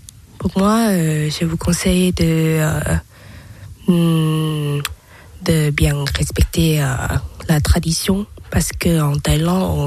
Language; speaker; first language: French; non-native, learner; Thai